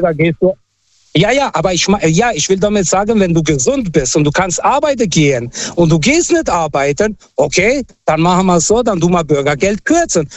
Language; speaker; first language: German; non-native, fluent; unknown